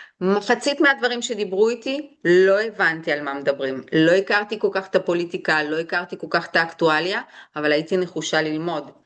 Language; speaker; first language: Hebrew; early bilingual, other home language; Russian